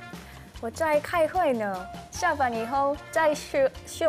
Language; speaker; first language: Chinese; non-native, learner; Korean